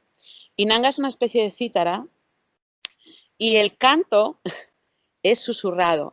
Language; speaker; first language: Spanish; native; Spanish